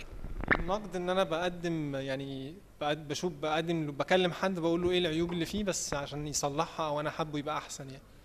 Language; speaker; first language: Arabic; native; Arabic